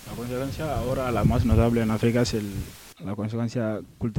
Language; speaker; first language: Spanish; non-native, local second language; Wolof